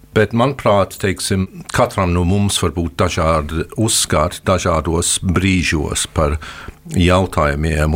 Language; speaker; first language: Latvian; early bilingual, heritage; Latvian